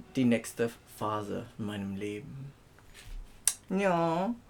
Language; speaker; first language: German; non-native, fluent; Filipino